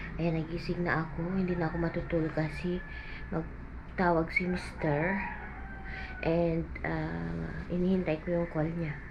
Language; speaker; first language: Filipino; non-native, local second language; Iloko